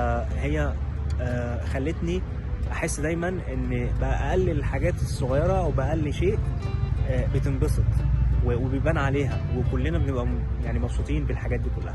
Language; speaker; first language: Arabic; native; Arabic